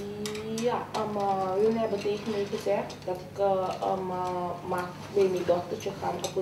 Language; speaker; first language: Dutch; early bilingual, other home language; Papiamento